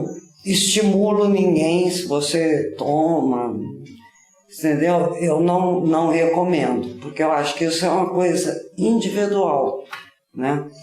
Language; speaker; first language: Portuguese; native; Portuguese